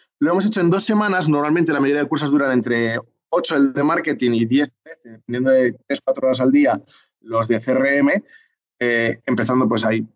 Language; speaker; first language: Spanish; native; Spanish